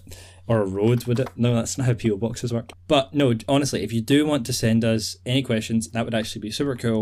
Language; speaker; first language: English; native; English